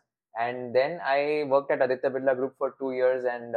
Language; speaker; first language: English; non-native, local second language; Hindi